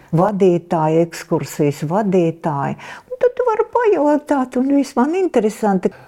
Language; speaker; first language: Latvian; non-native, local second language; Russian